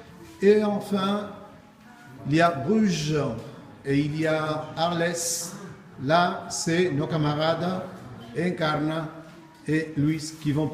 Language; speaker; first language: French; non-native, fluent; Spanish